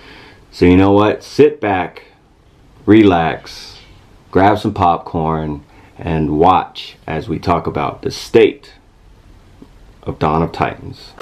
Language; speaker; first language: English; native; English